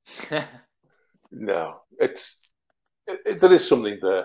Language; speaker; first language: English; native; English